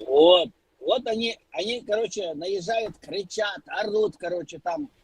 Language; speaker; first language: Russian; non-native, local second language; Ukrainian